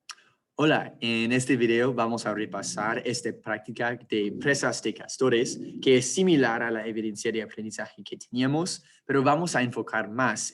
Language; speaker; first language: Spanish; non-native, fluent; English